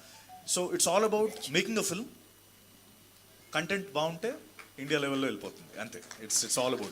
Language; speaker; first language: Telugu; native; Telugu